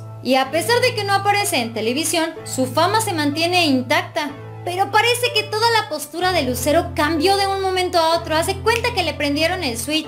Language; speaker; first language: Spanish; native; Spanish